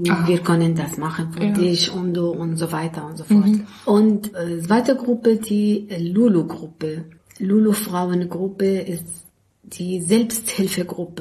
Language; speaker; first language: German; non-native, learner; Arabic